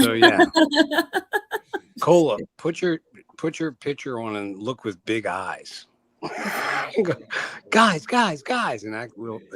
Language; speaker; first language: English; native; English